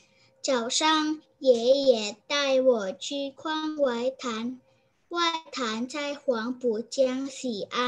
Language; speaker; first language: Chinese; non-native, learner; Indonesian